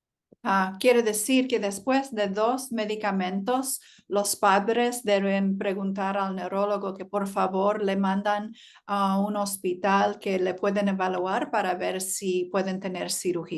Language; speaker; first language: Spanish; early bilingual, heritage; Spanish